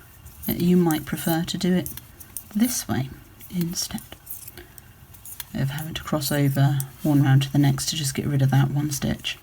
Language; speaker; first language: English; native; English